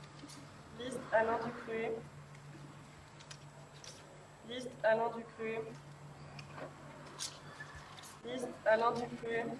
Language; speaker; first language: French; native; French